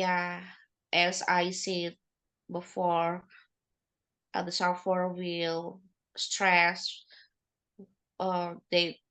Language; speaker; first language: English; non-native, learner; Indonesian